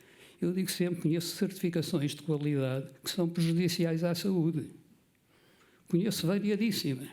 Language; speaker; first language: Portuguese; native; Portuguese